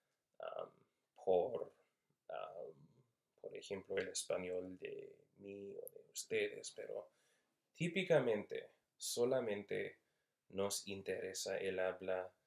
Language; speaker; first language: Spanish; non-native, fluent; English